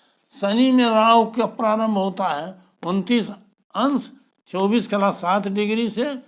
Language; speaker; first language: Hindi; native; Hindi